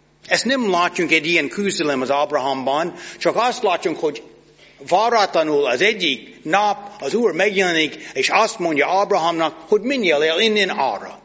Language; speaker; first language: Hungarian; non-native, fluent; English